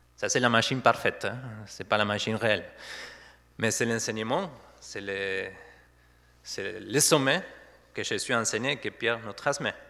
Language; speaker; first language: French; non-native, fluent; Spanish